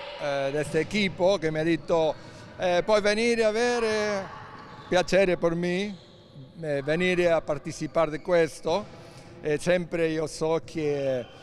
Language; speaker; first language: Italian; non-native, learner; Spanish